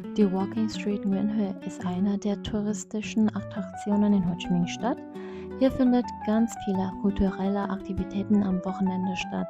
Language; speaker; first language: German; non-native, fluent; Vietnamese